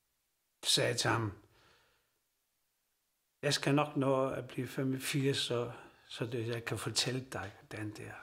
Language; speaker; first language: Danish; non-native, local second language; Kalaallisut